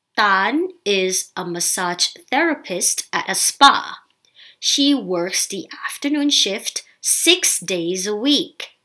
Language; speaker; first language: English; non-native, fluent; Thai